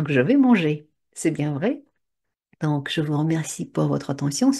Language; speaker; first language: French; non-native, fluent; Russian